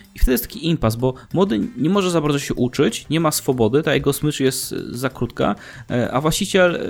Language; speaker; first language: Polish; native; Polish